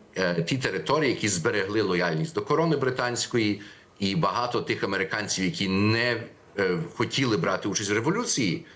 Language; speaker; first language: Ukrainian; early bilingual, heritage; Ukrainian